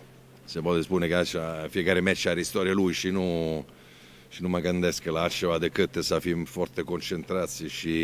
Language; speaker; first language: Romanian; non-native, learner; Italian